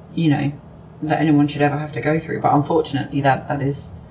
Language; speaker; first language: English; native; English